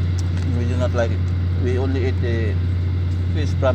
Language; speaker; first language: English; non-native, learner; Filipino